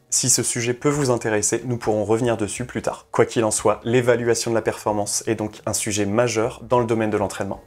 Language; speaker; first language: French; native; French